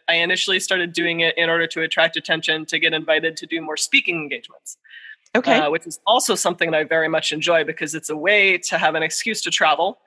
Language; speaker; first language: English; native; English